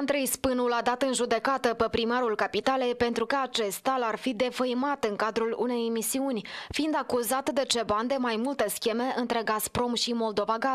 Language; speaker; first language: Romanian; native; Romanian